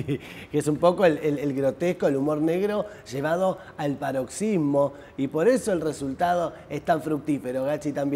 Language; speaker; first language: Spanish; native; Spanish